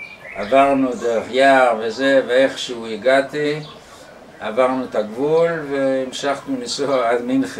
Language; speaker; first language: Hebrew; non-native, fluent; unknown